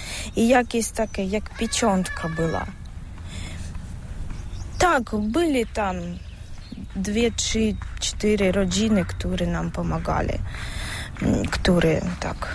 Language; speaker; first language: Ukrainian; non-native, local second language; Russian